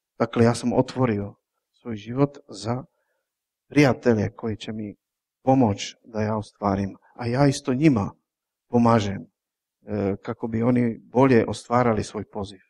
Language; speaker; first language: Croatian; non-native, fluent; Czech